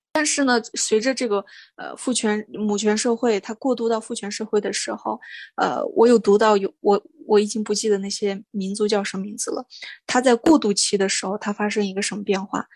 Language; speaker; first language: Chinese; non-native, local second language; Mongolian